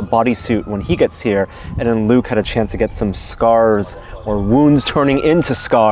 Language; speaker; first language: English; native; English